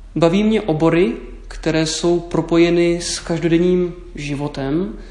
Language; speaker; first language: Czech; native; Czech